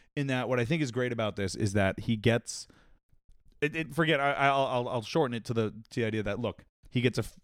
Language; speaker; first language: English; native; English